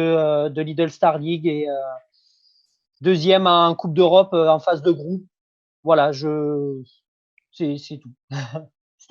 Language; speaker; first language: French; native; French